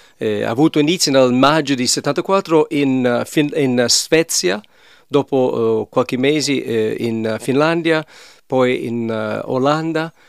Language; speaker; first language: Italian; non-native, fluent; English